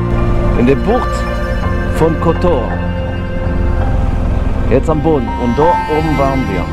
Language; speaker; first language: German; non-native, fluent; French